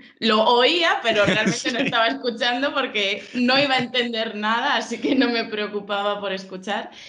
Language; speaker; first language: Spanish; native; Spanish